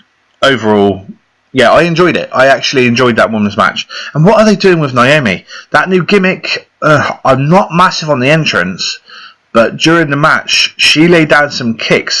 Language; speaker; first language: English; native; English